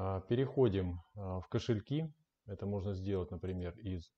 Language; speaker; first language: Russian; native; Russian